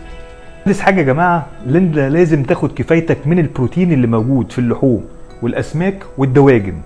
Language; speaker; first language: Arabic; native; Arabic